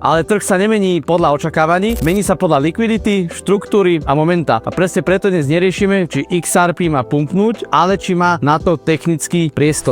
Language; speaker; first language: Slovak; native; Slovak